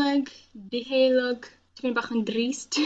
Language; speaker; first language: Welsh; non-native, learner; Russian